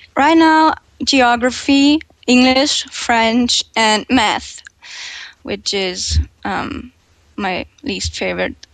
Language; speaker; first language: English; non-native, fluent; German